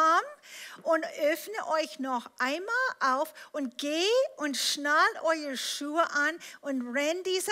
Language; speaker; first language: German; non-native, fluent; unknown